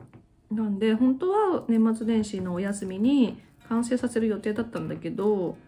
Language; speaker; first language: Japanese; native; Japanese